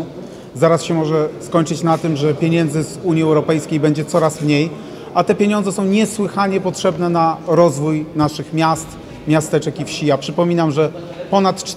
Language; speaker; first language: Polish; native; Polish